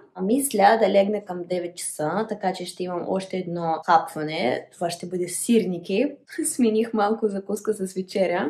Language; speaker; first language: Bulgarian; non-native, fluent; Russian